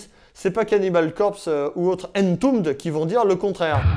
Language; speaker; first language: French; native; French